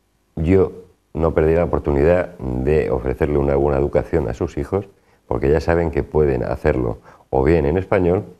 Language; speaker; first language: Spanish; native; Spanish